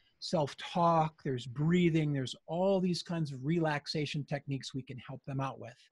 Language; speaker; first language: English; native; English